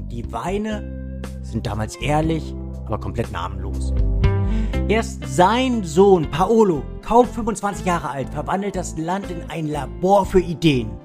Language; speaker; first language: German; native; German